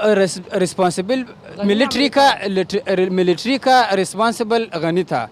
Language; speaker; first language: Hindi; non-native, learner; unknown